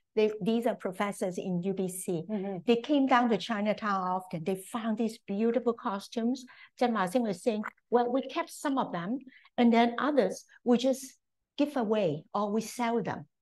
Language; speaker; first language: English; non-native, local second language; Cantonese